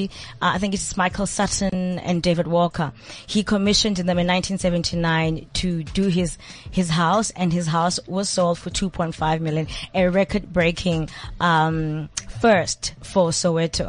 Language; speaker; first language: English; non-native, local second language; Zulu